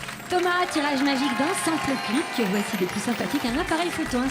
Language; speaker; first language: French; native; French